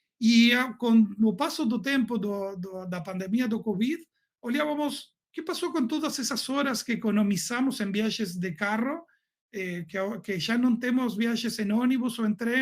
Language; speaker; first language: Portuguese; non-native, learner; Spanish